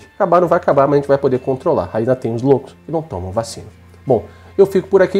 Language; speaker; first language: Portuguese; native; Portuguese